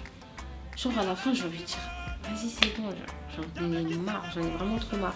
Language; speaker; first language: French; native; French